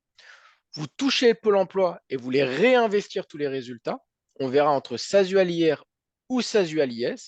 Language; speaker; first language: French; native; French